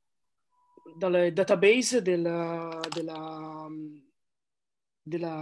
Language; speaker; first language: French; non-native, learner; Italian